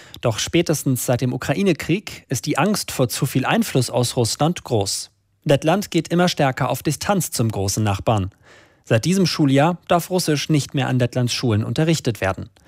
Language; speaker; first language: German; native; German